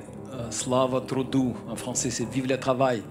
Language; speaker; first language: French; non-native, fluent; Russian